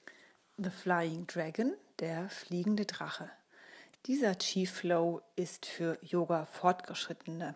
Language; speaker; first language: German; native; German